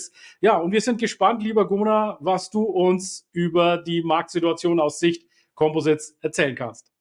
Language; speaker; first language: German; native; German